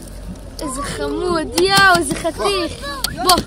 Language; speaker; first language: Hebrew; native; Hebrew